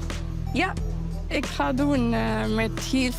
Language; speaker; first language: Dutch; native; Dutch